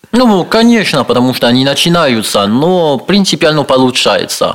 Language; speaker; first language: Russian; non-native, learner; French